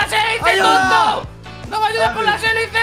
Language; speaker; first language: Spanish; native; Spanish